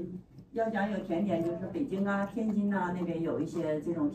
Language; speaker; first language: Chinese; native; Chinese